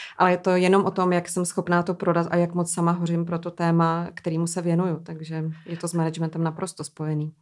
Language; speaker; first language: Czech; native; Czech